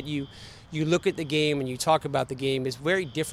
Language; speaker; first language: English; native; English